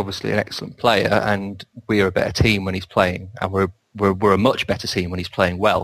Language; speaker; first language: English; native; English